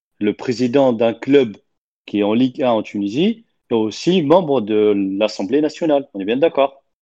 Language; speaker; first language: French; non-native, local second language; Arabic